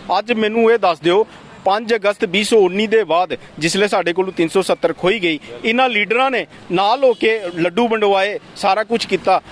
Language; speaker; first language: Punjabi; native; Punjabi